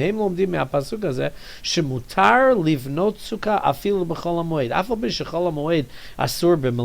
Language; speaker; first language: Hebrew; non-native, fluent; English